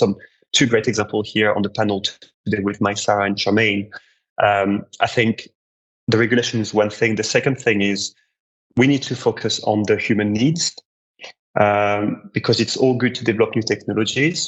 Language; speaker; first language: English; non-native, fluent; French